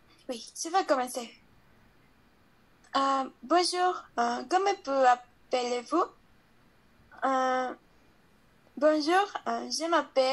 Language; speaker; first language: French; non-native, learner; Spanish